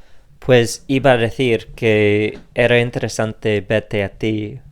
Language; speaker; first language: Spanish; non-native, fluent; English